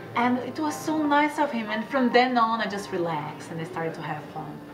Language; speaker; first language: English; non-native, fluent; Portuguese